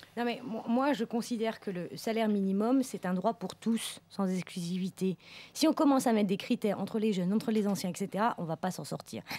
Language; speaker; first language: French; native; French